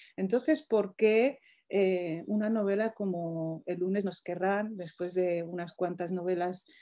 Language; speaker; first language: Spanish; non-native, fluent; Arabic